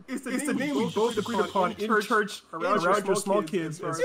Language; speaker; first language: English; native; English